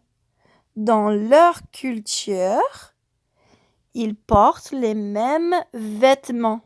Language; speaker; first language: French; non-native, fluent; Spanish